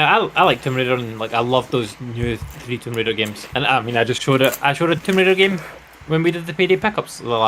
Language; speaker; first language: English; native; English